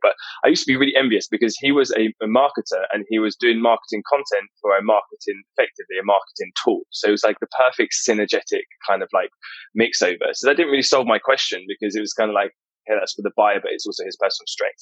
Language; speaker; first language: English; native; English